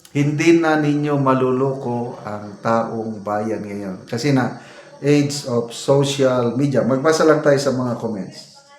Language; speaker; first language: Filipino; non-native, local second language; Cebuano